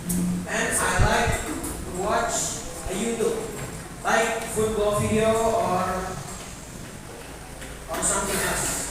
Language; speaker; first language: English; non-native, learner; Indonesian